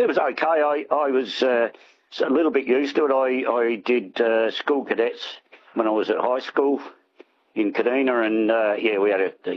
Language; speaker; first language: English; native; English